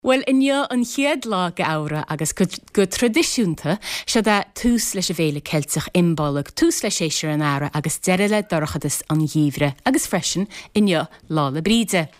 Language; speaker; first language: Irish; native; Irish